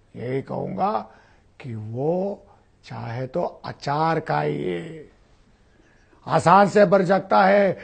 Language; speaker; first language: Hindi; non-native, local second language; Telugu